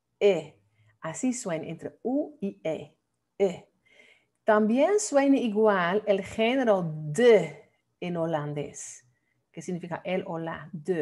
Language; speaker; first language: Spanish; non-native, fluent; Dutch